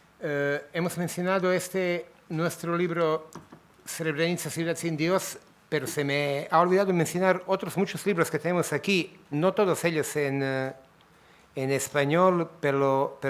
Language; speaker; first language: Spanish; native; Spanish